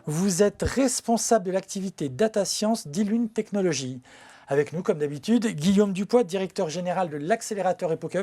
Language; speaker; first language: French; native; French